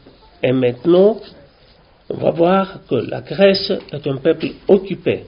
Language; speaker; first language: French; non-native, learner; Greek